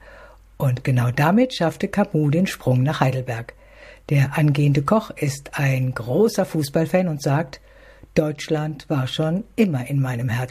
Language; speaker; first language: German; native; German